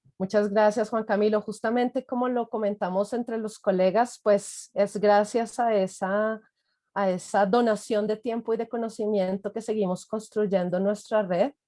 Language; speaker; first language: Spanish; native; Spanish